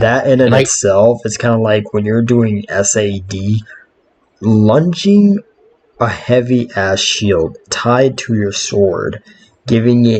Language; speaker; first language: English; native; English